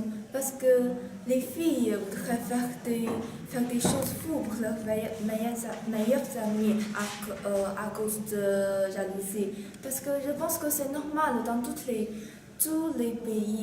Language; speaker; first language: French; non-native, learner; Chinese